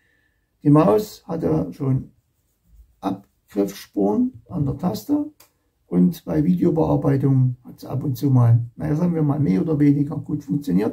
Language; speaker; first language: German; native; German